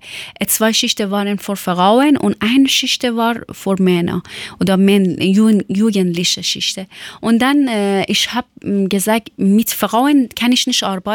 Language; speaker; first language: German; non-native, learner; Persian